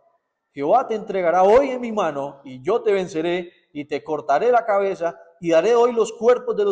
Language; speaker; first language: Spanish; native; Spanish